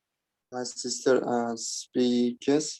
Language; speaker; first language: English; non-native, learner; Uzbek